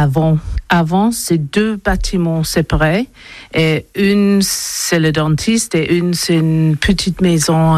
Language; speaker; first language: French; non-native, learner; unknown